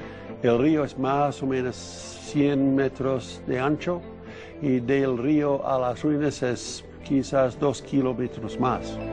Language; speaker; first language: Spanish; non-native, learner; English